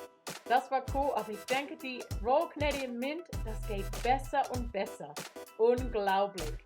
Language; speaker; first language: German; non-native, learner; English